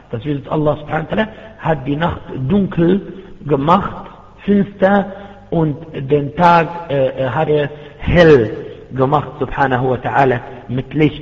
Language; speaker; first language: German; non-native, fluent; Arabic